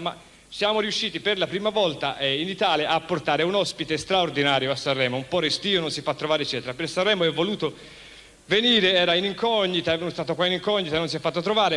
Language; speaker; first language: Italian; native; Italian